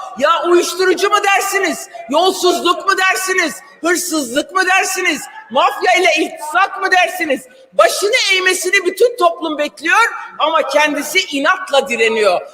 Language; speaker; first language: Turkish; non-native, local second language; Kurdish